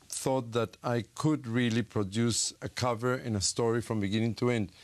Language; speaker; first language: English; non-native, fluent; Spanish